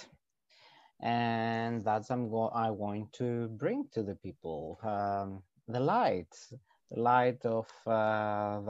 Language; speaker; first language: English; non-native, fluent; Greek